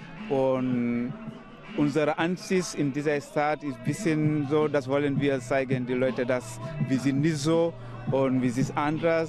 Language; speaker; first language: German; non-native, learner; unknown